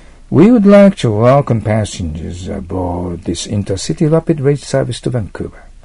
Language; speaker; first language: English; non-native, fluent; Japanese